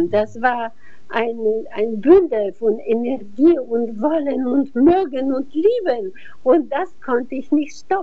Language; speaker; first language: German; non-native, fluent; Bulgarian